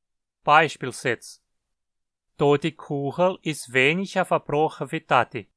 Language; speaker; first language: German; early bilingual, heritage; Portuguese